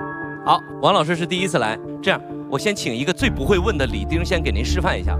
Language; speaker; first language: Chinese; native; Chinese